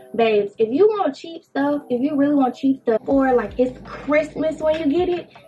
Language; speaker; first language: English; native; English